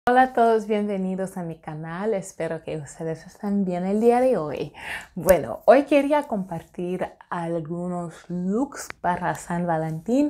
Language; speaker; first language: Spanish; non-native, fluent; English